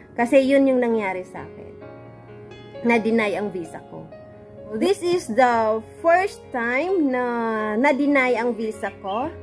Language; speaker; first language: Filipino; native; Filipino